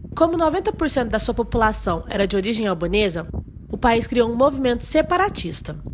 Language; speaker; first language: Portuguese; native; Portuguese